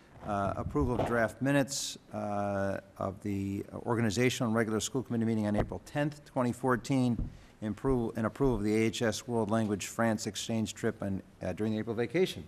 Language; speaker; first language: English; native; English